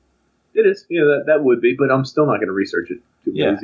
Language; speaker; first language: English; native; English